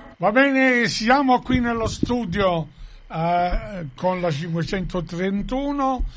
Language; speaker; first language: Italian; early bilingual, heritage; Italian